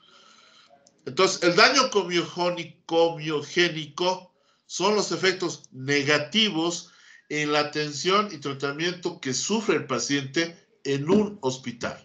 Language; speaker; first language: Spanish; native; Spanish